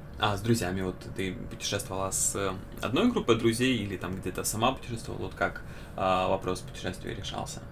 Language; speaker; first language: Russian; native; Russian